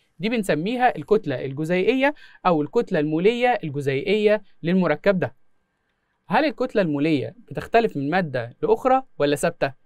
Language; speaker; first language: Arabic; native; Arabic